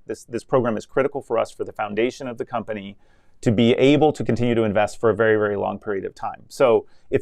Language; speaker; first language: English; native; English